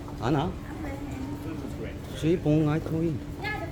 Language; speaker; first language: Vietnamese; non-native, learner; Korean